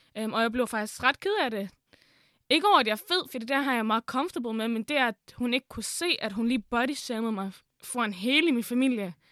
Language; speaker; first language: Danish; early bilingual, other home language; Arabic